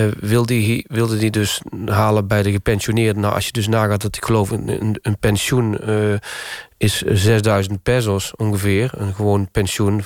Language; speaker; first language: Dutch; native; Dutch